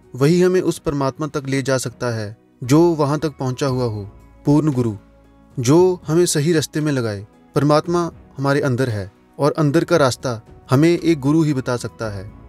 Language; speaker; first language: Hindi; non-native, local second language; Punjabi